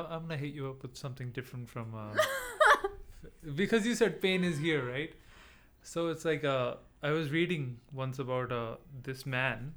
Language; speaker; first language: English; non-native, local second language; Punjabi